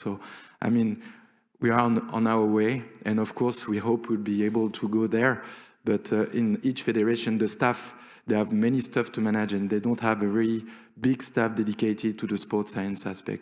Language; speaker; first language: English; non-native, fluent; French